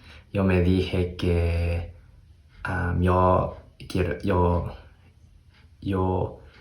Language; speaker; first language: Spanish; non-native, learner; English